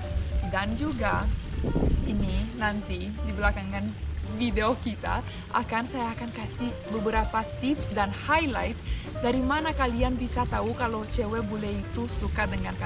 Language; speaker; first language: Indonesian; non-native, fluent; Romanian